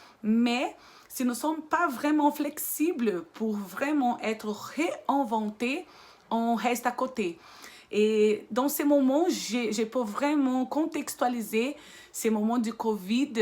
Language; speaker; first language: French; non-native, fluent; Portuguese